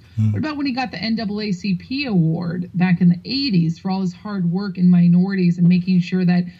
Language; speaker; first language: English; native; English